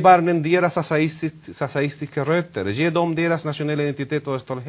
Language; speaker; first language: Swedish; non-native, fluent; Spanish